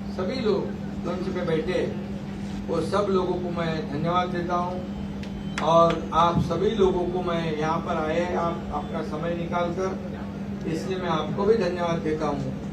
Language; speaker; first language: Hindi; non-native, local second language; Marathi